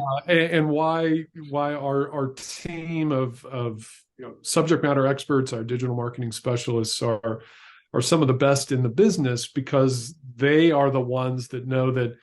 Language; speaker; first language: English; native; English